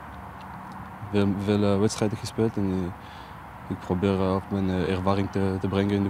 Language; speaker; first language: Dutch; non-native, local second language; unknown